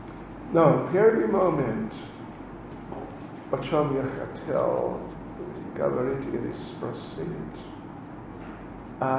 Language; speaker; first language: Russian; non-native, learner; English